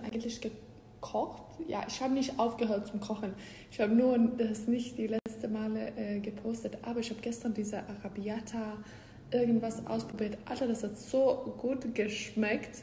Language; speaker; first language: German; non-native, fluent; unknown